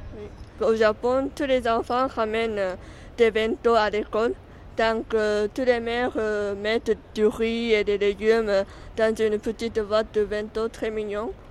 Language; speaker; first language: French; non-native, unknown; Japanese